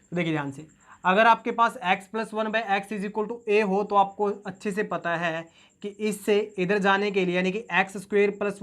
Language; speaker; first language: Hindi; native; Hindi